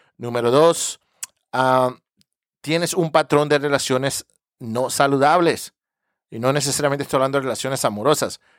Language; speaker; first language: Spanish; early bilingual, heritage; Spanish